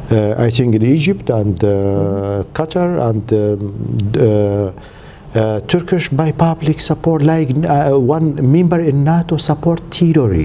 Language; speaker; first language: English; non-native, learner; Central Kurdish